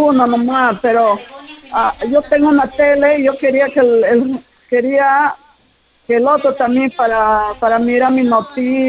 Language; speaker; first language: Spanish; non-native, local second language; Quechua